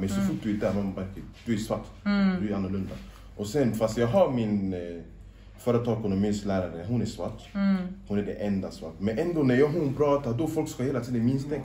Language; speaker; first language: Swedish; non-native, local second language; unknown